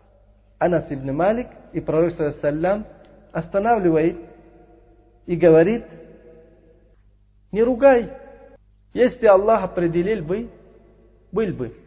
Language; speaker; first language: Russian; non-native, local second language; Uzbek